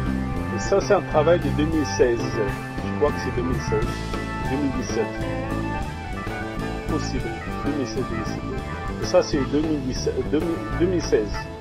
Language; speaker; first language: French; non-native, local second language; Arabic